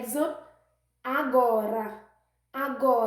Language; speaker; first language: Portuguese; non-native, fluent; Haitian Creole